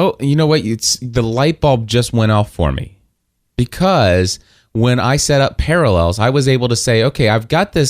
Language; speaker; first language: English; native; English